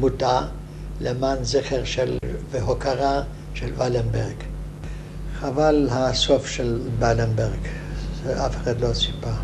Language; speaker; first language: Hebrew; non-native, fluent; Hungarian